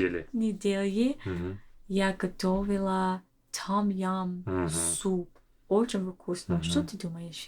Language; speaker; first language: Russian; non-native, learner; English